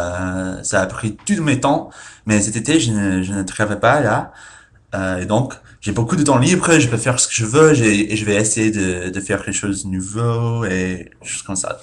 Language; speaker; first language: French; non-native, fluent; English